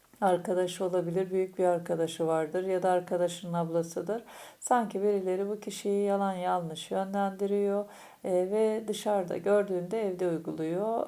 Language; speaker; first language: Turkish; native; Turkish